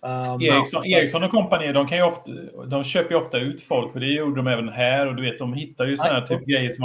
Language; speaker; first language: Swedish; native; Swedish